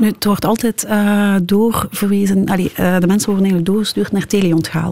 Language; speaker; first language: Dutch; native; Dutch